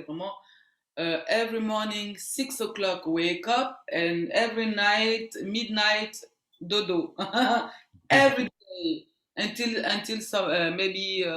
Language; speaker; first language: English; non-native, learner; French